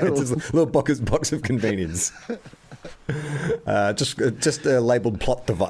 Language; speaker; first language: English; native; English